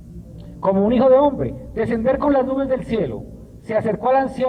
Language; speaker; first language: Spanish; native; Spanish